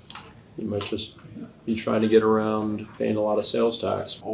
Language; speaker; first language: English; native; English